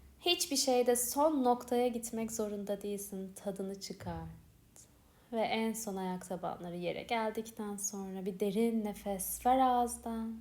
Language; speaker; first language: Turkish; native; Turkish